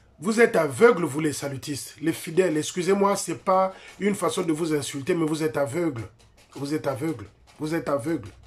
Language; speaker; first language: French; non-native, local second language; Lingala